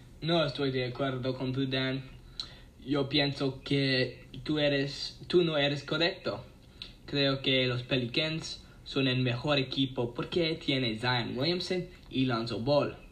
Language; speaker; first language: Spanish; non-native, learner; English